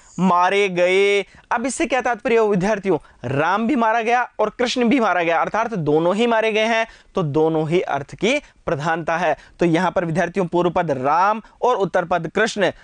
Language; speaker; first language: Hindi; native; Hindi